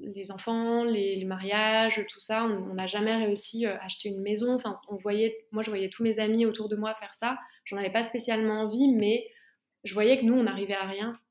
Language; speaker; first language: French; native; French